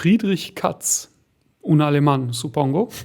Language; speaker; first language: Spanish; non-native, fluent; German